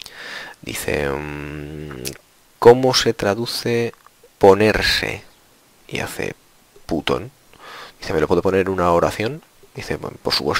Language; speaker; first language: Spanish; native; Spanish